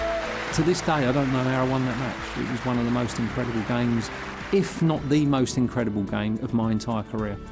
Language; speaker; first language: English; native; English